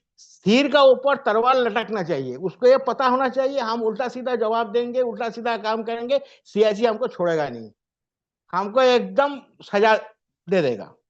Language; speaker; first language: Hindi; non-native, local second language; Bangla